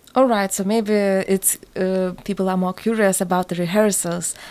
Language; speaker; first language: English; non-native, learner; Lithuanian